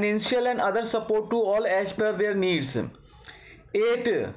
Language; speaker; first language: English; non-native, local second language; Hindi